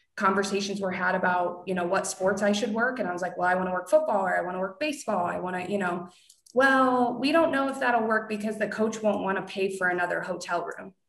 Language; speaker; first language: English; native; English